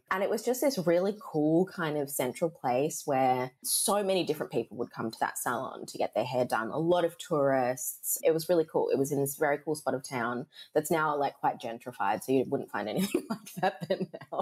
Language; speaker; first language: English; native; English